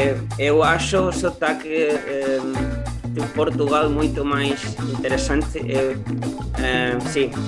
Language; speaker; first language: Portuguese; non-native, learner; Spanish